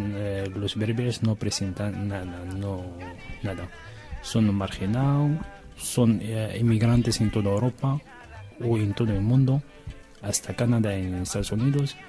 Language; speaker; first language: Spanish; non-native, learner; Arabic